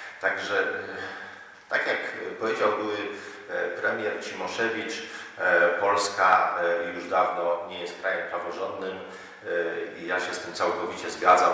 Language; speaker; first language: Polish; native; Polish